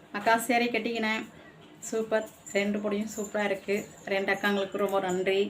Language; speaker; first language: Tamil; native; Tamil